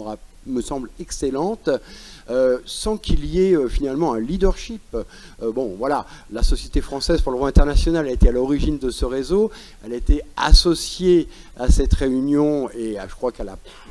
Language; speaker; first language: French; native; French